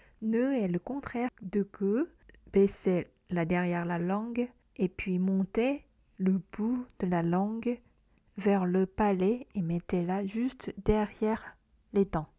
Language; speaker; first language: French; non-native, fluent; Korean